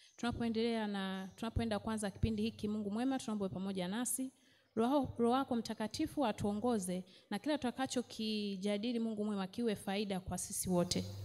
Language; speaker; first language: Swahili; native; Swahili